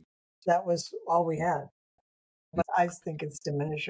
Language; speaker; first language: English; native; English